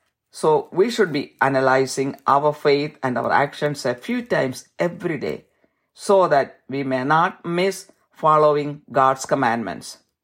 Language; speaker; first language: English; non-native, local second language; Malayalam